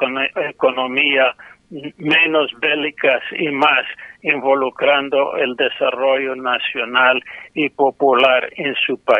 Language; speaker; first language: Spanish; non-native, fluent; English